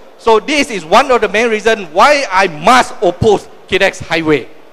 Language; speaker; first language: English; non-native, local second language; Chinese